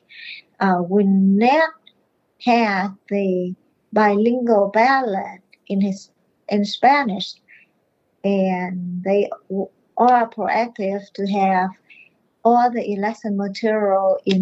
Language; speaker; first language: English; non-native, fluent; Vietnamese